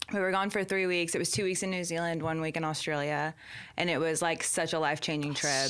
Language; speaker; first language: English; native; English